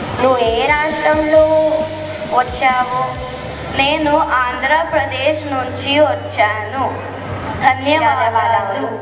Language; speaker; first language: Telugu; native; Telugu